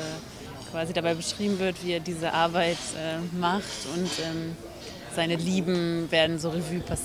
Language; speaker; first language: German; native; German